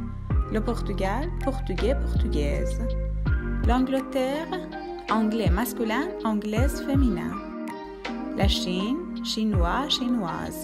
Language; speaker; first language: French; non-native, fluent; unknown